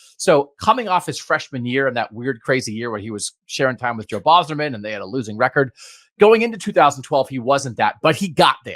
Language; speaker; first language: English; native; English